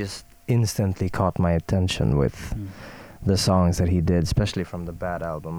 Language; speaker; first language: English; non-native, fluent; Swedish